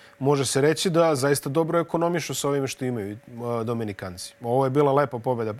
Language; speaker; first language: Bosnian; native; Bosnian